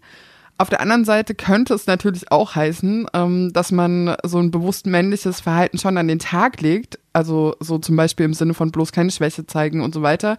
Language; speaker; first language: German; native; German